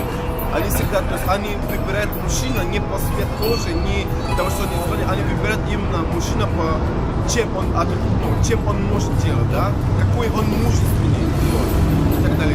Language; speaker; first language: Russian; non-native, fluent; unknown